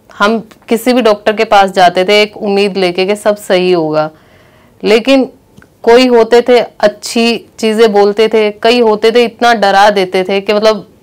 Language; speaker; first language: Hindi; native; Hindi